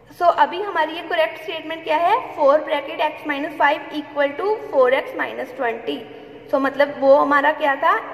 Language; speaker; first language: Hindi; non-native, local second language; Punjabi